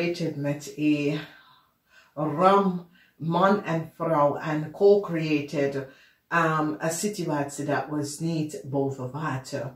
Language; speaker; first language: Dutch; non-native, fluent; English